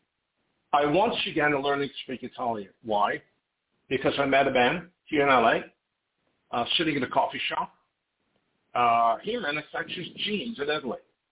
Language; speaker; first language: English; non-native, fluent; Hungarian